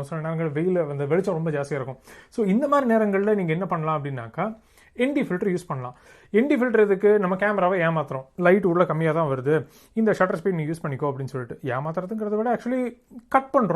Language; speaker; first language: Tamil; native; Tamil